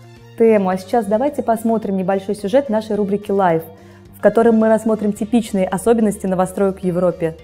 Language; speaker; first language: Russian; native; Russian